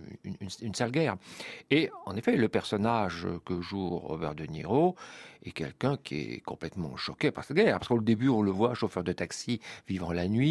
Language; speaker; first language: French; native; French